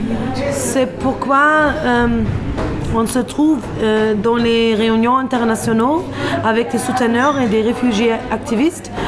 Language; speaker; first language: French; non-native, fluent; Turkish